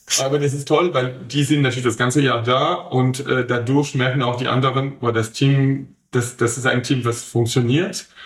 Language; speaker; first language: German; non-native, fluent; French